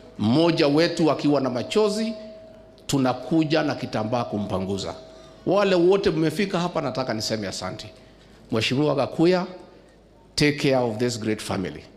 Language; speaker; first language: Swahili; non-native, local second language; Kikuyu